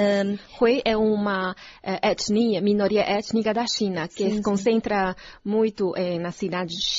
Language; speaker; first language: Portuguese; non-native, fluent; Chinese